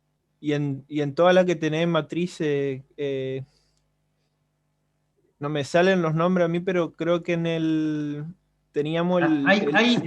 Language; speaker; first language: Spanish; native; Spanish